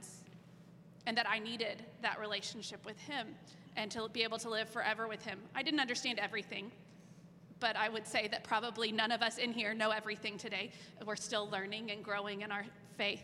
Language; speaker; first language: English; native; English